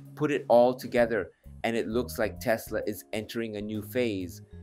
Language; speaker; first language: English; non-native, fluent; Japanese